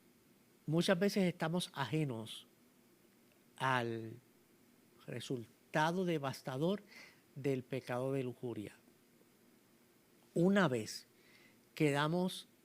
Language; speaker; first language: Spanish; native; Spanish